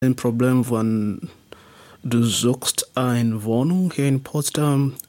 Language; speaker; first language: German; non-native, learner; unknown